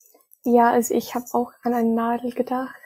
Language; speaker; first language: German; non-native, fluent; English